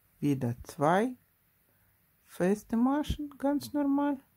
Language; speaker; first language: German; non-native, learner; Russian